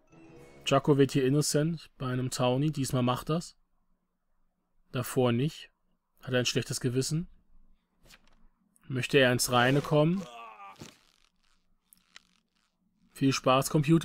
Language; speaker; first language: German; native; German